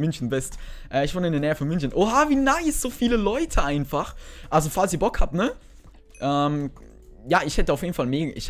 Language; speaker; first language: German; native; German